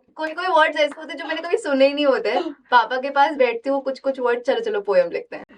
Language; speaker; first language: Hindi; native; Hindi